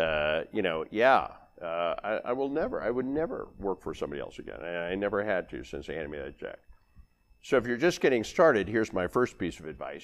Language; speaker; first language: English; native; English